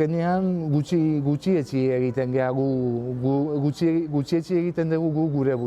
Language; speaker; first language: Basque; native; Basque